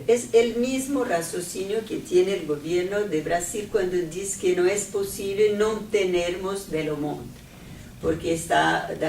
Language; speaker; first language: Spanish; non-native, fluent; Portuguese